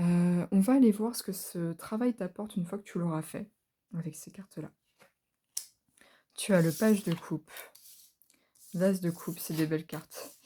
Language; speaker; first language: French; native; French